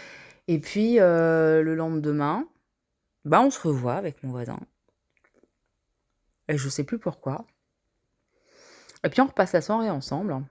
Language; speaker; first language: French; native; French